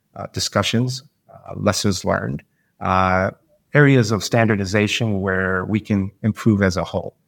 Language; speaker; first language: English; native; English